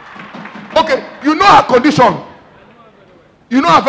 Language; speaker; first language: English; non-native, local second language; Igbo